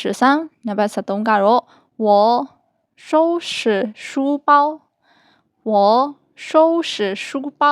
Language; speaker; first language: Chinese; non-native, fluent; Burmese